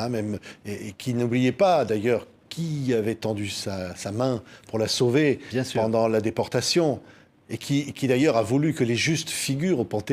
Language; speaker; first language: French; native; French